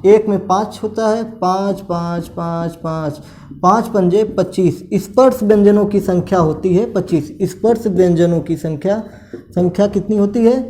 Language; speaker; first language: Hindi; native; Hindi